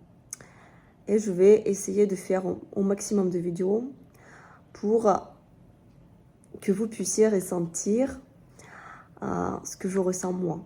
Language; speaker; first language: French; non-native, fluent; Russian